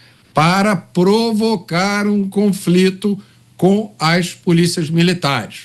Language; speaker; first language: Portuguese; native; Portuguese